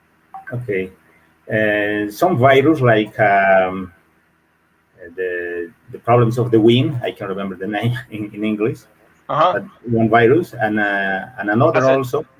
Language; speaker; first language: English; non-native, learner; Spanish